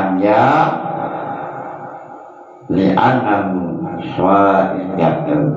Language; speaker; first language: Arabic; non-native, fluent; Javanese